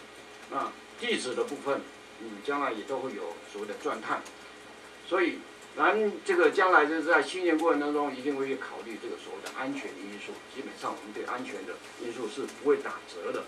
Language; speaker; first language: Chinese; native; Chinese